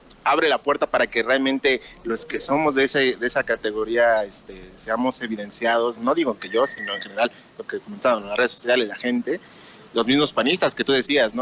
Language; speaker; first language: Spanish; native; Spanish